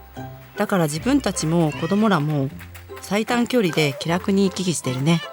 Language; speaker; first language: Japanese; native; Japanese